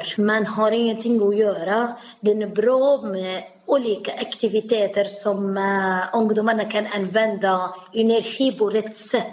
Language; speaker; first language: Swedish; non-native, learner; Arabic